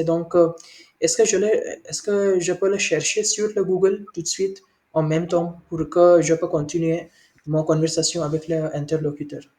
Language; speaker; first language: French; non-native, learner; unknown